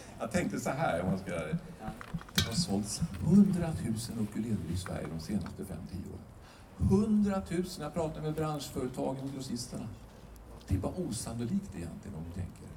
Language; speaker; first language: Swedish; native; Swedish